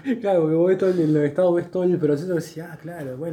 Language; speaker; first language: Spanish; native; Spanish